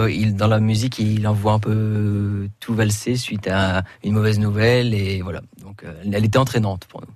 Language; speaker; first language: French; native; French